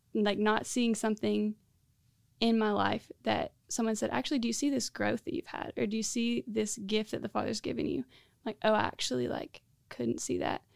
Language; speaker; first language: English; native; English